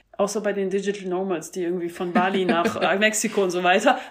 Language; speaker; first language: German; non-native, fluent; French